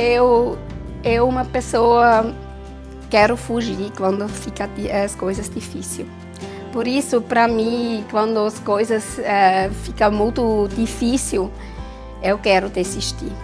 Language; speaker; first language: Portuguese; non-native, learner; German